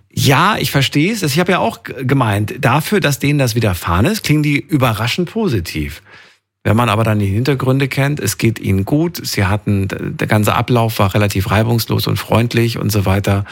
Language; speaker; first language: German; native; German